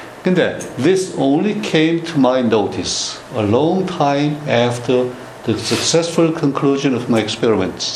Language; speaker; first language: English; non-native, fluent; Korean